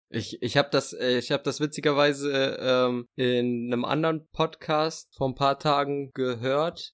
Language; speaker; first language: German; native; German